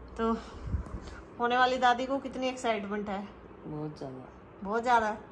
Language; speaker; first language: Hindi; native; Hindi